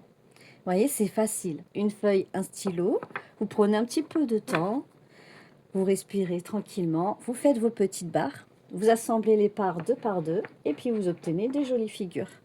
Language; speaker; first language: French; native; French